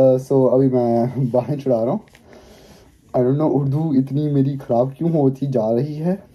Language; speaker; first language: Urdu; native; Urdu